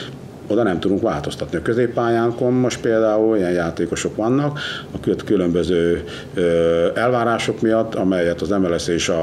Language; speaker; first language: Hungarian; native; Hungarian